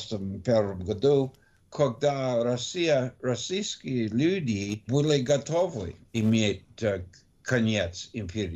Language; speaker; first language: Russian; non-native, learner; English